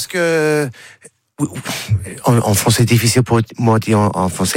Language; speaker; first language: French; non-native, learner; English